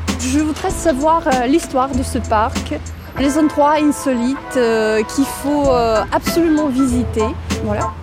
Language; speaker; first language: French; non-native, fluent; Russian